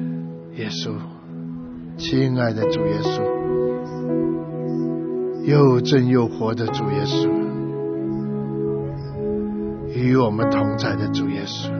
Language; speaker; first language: Chinese; native; Chinese